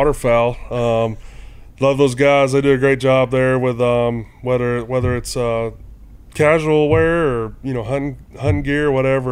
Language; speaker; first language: English; native; English